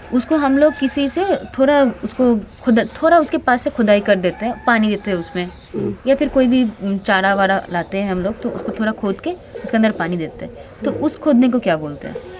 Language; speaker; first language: Hindi; non-native, local second language; Bangla